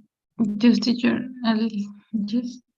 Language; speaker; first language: English; non-native, learner; Spanish